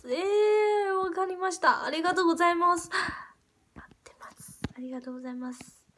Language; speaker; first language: Japanese; non-native, fluent; Chinese